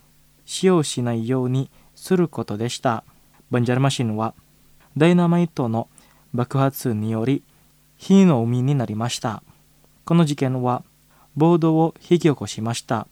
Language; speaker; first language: Japanese; non-native, fluent; Indonesian